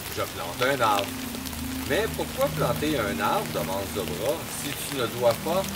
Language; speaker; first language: French; native; French